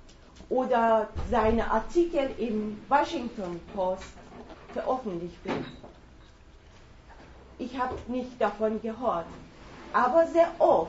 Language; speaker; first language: German; non-native, fluent; Persian